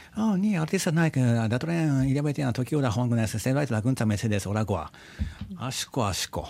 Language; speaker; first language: Basque; non-native, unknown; Japanese